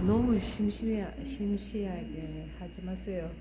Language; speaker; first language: Korean; non-native, learner; Kazakh